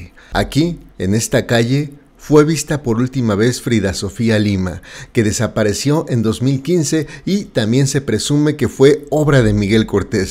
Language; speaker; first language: Spanish; native; Spanish